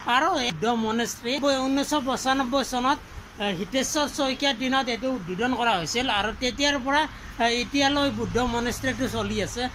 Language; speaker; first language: Assamese; native; Assamese